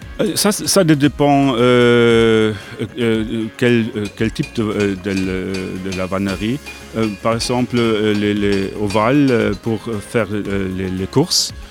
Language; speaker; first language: French; non-native, learner; German